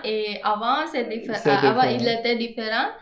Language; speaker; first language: French; non-native, learner; Gujarati